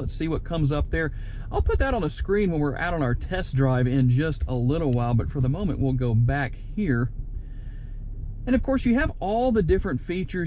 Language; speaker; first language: English; native; English